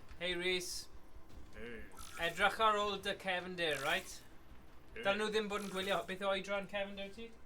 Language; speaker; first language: Welsh; non-native, local second language; English